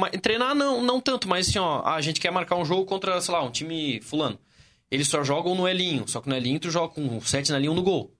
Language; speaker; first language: Portuguese; native; Portuguese